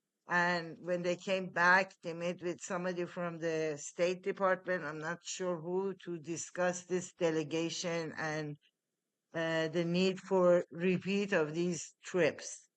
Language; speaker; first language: English; non-native, fluent; Persian